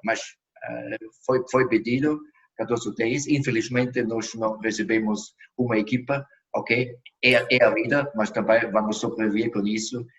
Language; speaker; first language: Portuguese; non-native, fluent; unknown